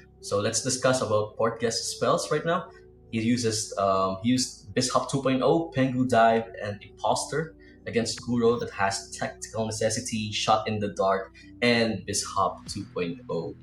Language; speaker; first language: English; non-native, local second language; Filipino